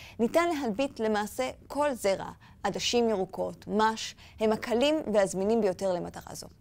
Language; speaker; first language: Hebrew; native; Hebrew